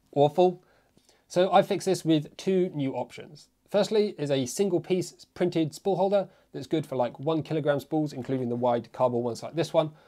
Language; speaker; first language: English; native; English